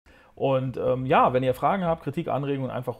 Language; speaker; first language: German; native; German